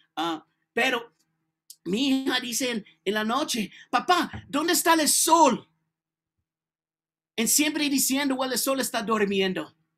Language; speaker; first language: Spanish; non-native, learner; English